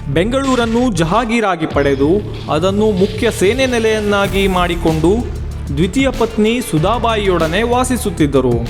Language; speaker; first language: Kannada; native; Kannada